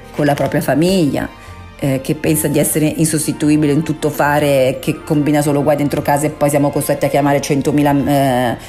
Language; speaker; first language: Italian; non-native, local second language; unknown